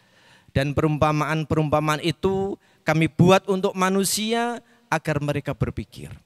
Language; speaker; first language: Indonesian; native; Indonesian